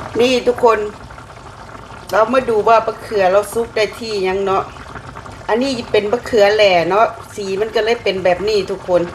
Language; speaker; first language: Thai; non-native, local second language; Lao